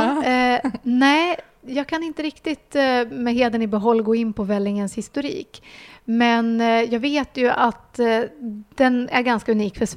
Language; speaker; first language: Swedish; native; Swedish